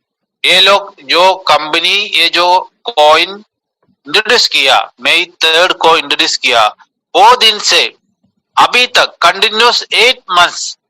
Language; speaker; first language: Hindi; non-native, local second language; Malayalam